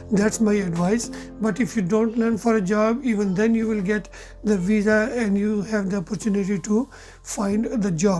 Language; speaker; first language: English; non-native, local second language; Urdu